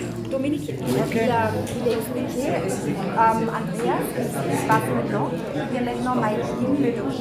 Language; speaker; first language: French; non-native, fluent; German